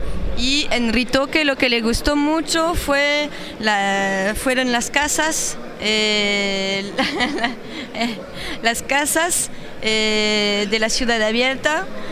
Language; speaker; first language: Spanish; non-native, learner; French